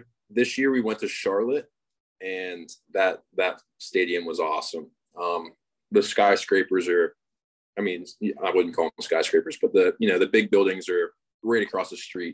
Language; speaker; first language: English; native; English